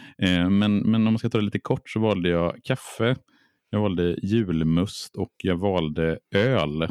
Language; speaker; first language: Swedish; native; Swedish